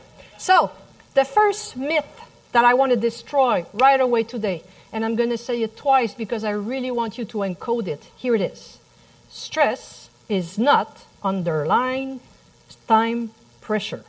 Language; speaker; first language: English; non-native, fluent; French